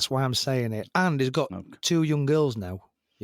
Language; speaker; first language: English; native; English